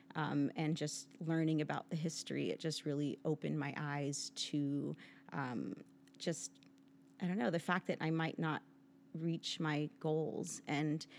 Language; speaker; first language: English; native; English